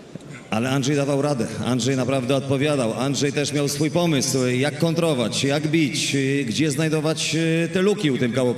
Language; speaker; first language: Polish; native; Polish